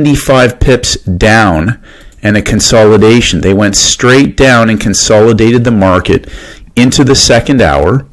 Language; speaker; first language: English; native; English